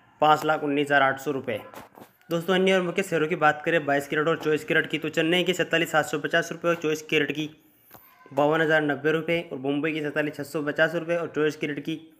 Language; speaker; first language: Hindi; native; Hindi